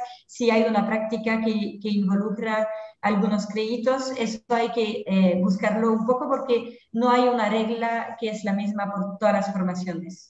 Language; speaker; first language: Spanish; non-native, fluent; French